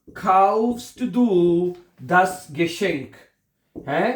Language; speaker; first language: German; non-native, fluent; Urdu